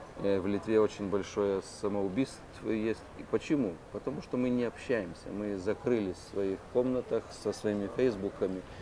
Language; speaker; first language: Russian; non-native, local second language; Lithuanian